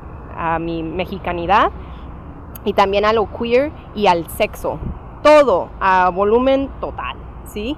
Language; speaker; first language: Spanish; early bilingual, heritage; English